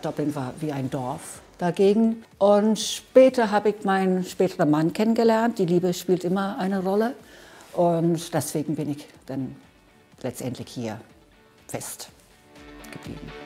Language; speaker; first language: German; non-native, fluent; English